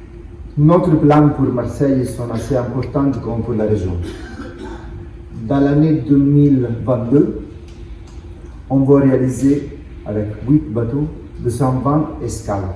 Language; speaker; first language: French; non-native, fluent; Italian